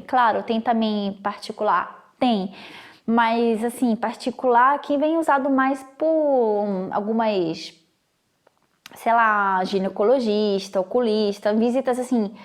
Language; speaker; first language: Portuguese; non-native, fluent; Italian